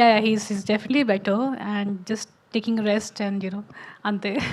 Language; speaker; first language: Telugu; non-native, fluent; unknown